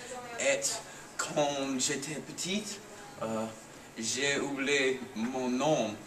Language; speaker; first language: French; non-native, learner; English